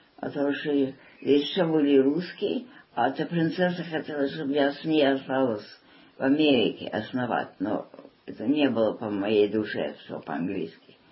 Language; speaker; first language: Russian; early bilingual, heritage; Russian